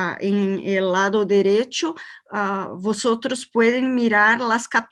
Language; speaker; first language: Spanish; non-native, learner; Portuguese